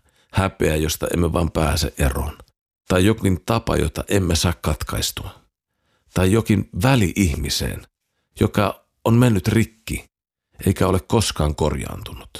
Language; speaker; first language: Finnish; native; Finnish